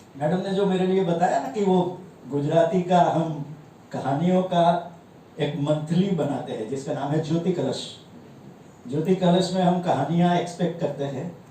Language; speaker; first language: Hindi; non-native, local second language; Gujarati